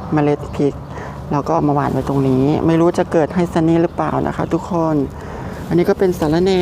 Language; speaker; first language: Thai; non-native, local second language; Northeastern Thai